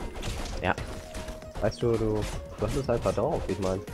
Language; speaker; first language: German; native; German